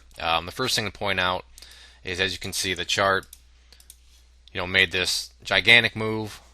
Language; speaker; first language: English; native; English